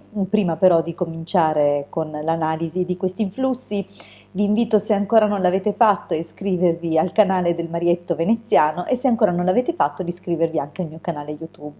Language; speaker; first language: Italian; native; Italian